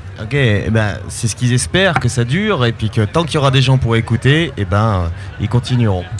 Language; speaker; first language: French; native; French